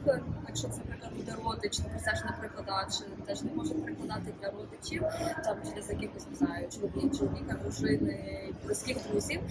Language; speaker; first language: Ukrainian; native; Ukrainian